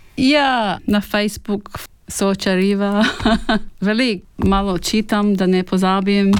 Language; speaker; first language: Slovenian; early bilingual, heritage; Slovenian